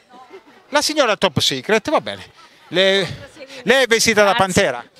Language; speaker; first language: Italian; native; Italian